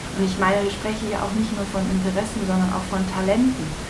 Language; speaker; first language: German; native; German